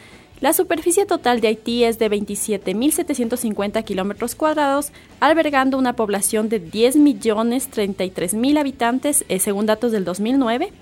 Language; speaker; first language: Spanish; native; Spanish